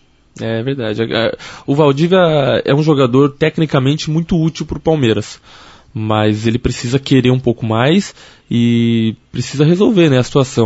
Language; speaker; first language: Portuguese; native; Portuguese